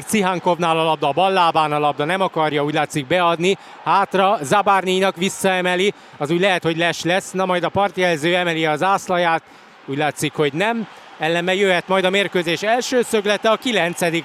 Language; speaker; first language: Hungarian; native; Hungarian